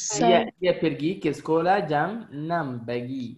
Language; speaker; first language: Indonesian; non-native, fluent; Arabic